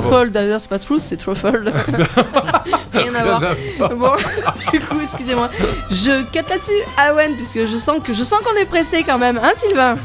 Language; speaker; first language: French; native; French